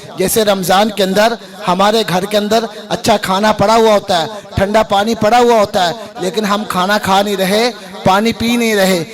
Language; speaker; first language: Urdu; non-native, local second language; Punjabi